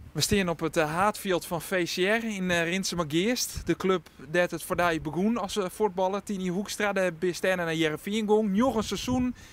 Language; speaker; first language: Dutch; non-native, local second language; Western Frisian